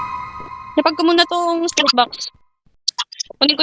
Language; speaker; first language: Filipino; native; Filipino